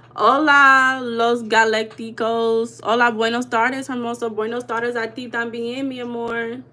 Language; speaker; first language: Spanish; non-native, learner; English